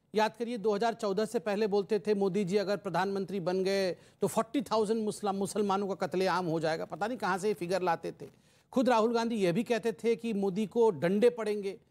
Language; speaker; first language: Hindi; non-native, local second language; Odia